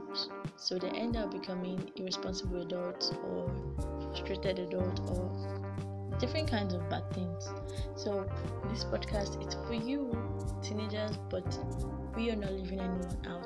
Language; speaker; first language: English; non-native, local second language; Yoruba